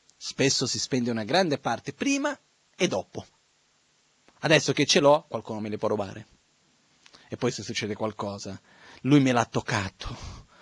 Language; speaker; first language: Italian; non-native, fluent; Portuguese